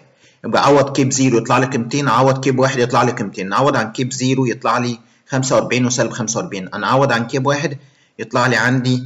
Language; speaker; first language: Arabic; native; Arabic